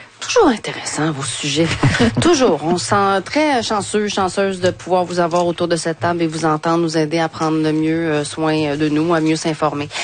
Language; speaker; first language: French; native; French